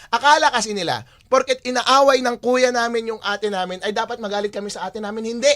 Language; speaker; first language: Filipino; non-native, local second language; Iloko